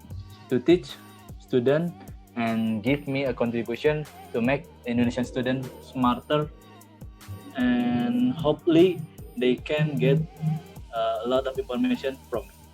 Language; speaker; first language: English; non-native, fluent; Indonesian